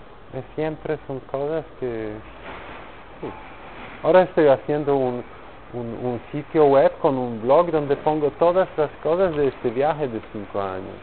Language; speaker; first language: Spanish; non-native, learner; Polish